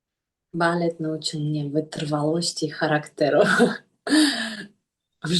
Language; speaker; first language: Polish; non-native, fluent; Russian